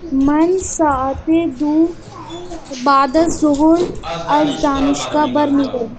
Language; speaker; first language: Persian; non-native, learner; Urdu